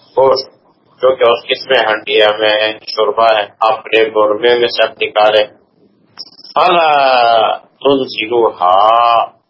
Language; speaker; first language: Urdu; non-native, local second language; Pashto